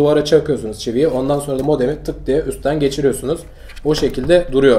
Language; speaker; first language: Turkish; native; Turkish